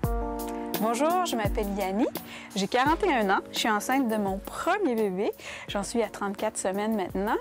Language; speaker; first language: French; native; French